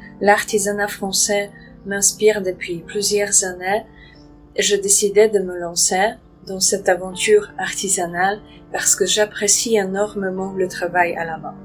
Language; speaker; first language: French; non-native, fluent; Polish